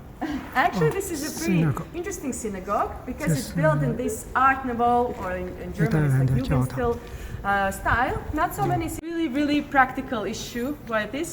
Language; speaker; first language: English; non-native, fluent; Latvian